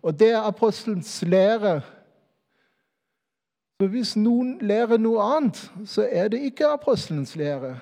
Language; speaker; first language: Norwegian; non-native, fluent; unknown